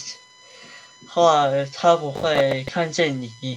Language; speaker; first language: Chinese; early bilingual, heritage; Chinese